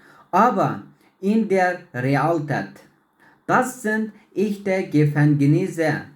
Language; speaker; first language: German; non-native, learner; Uyghur